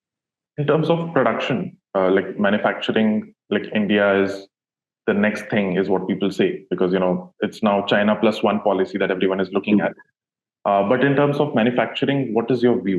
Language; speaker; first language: English; non-native, local second language; Hindi